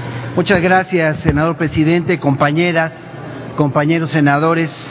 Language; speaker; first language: Spanish; native; Spanish